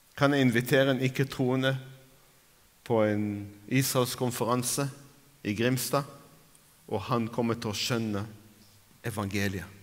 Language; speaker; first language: Norwegian; non-native, fluent; Arabic